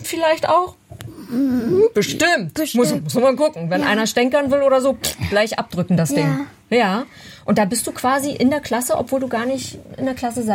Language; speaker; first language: German; native; German